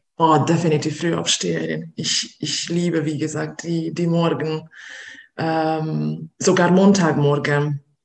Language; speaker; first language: German; non-native, fluent; Hungarian